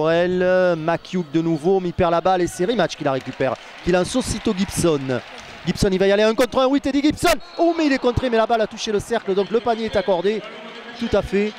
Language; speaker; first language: French; native; French